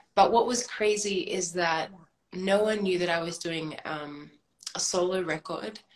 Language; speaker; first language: English; native; English